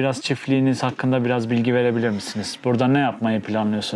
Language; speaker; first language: Turkish; native; Turkish